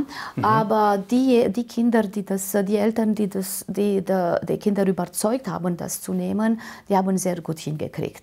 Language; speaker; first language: German; non-native, fluent; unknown